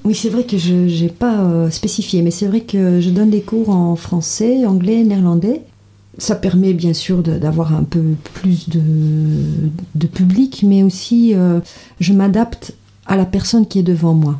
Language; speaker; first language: French; non-native, fluent; Dutch